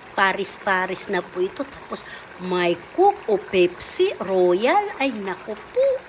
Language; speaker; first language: Filipino; native; Filipino